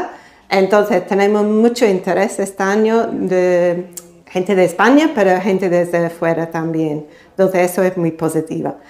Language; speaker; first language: Spanish; non-native, fluent; English